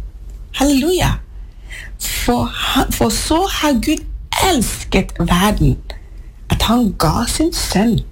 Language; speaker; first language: Norwegian; non-native, fluent; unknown